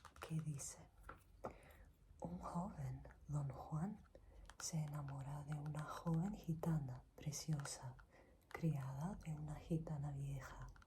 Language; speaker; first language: Spanish; non-native, learner; Greek